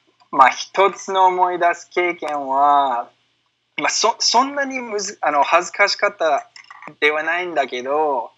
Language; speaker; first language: Japanese; non-native, fluent; English